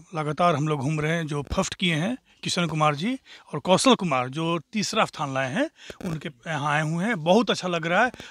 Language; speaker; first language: Hindi; native; Hindi